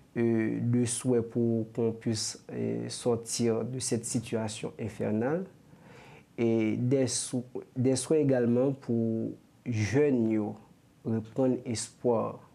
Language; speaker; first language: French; non-native, local second language; Haitian Creole